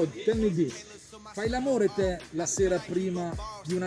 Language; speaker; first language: Italian; native; Italian